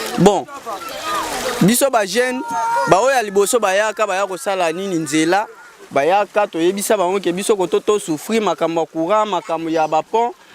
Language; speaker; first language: Lingala; native; Lingala